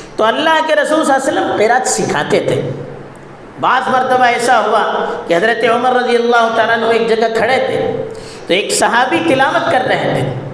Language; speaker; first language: Urdu; non-native, local second language; Konkani